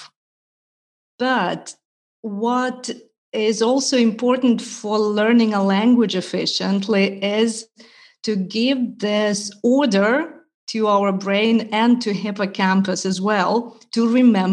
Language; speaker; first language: English; non-native, fluent; Russian